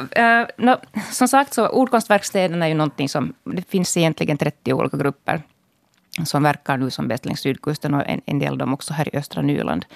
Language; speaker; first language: Swedish; native; Swedish